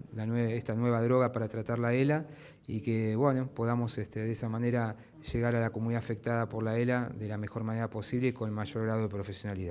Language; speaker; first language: Spanish; native; Spanish